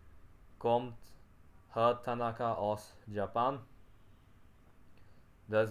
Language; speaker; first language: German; non-native, learner; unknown